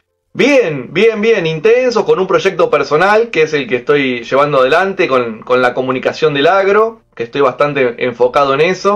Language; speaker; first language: Spanish; native; Spanish